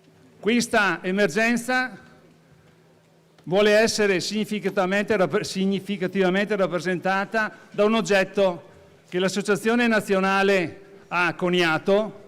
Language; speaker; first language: Italian; native; Italian